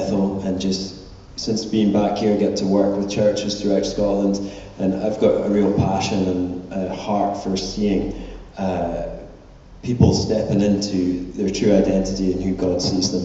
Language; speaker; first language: English; native; English